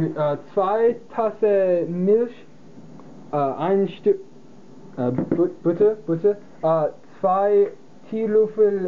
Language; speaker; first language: German; non-native, learner; English